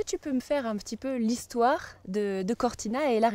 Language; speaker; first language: French; native; French